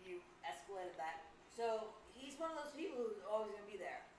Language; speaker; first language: English; native; English